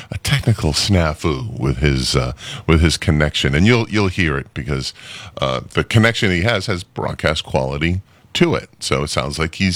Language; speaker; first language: English; native; English